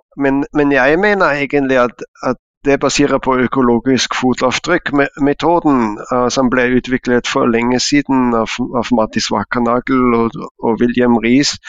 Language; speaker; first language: Norwegian; non-native, fluent; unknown